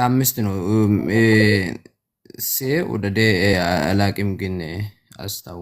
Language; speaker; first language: Amharic; non-native, local second language; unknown